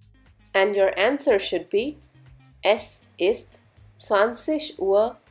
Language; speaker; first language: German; non-native, fluent; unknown